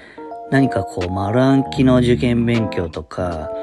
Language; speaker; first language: Japanese; native; Japanese